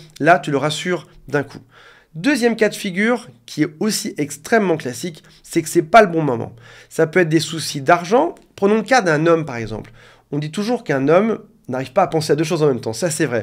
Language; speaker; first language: French; native; French